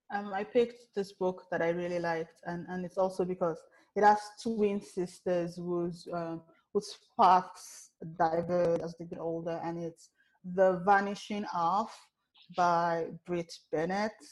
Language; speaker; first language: English; non-native, local second language; Yoruba